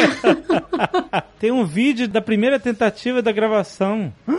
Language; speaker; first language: Portuguese; native; Portuguese